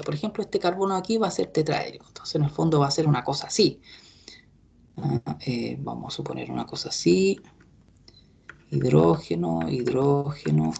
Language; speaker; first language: Spanish; native; Spanish